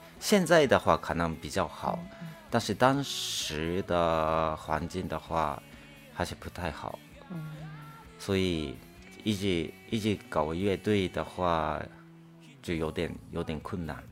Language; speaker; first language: Chinese; non-native, fluent; Japanese